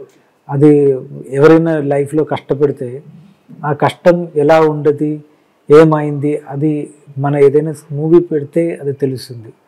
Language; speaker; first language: Telugu; non-native, learner; Malayalam